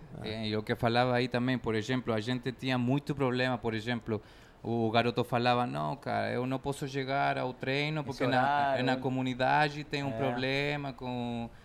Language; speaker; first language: Portuguese; non-native, fluent; Spanish